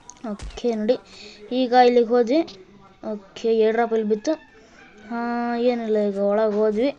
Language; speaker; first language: Kannada; native; Kannada